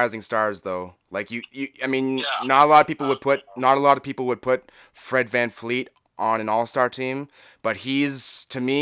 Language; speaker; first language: English; native; English